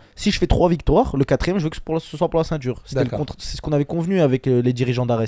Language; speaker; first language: French; early bilingual, other home language; Chechen